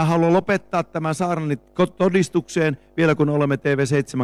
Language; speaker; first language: Finnish; native; Finnish